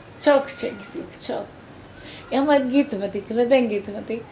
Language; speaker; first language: Turkish; non-native, local second language; Greek